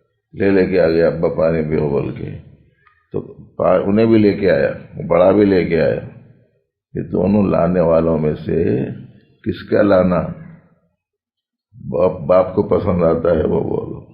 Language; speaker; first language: Urdu; native; Urdu